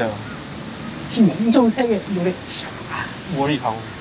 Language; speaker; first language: Korean; non-native, fluent; Chinese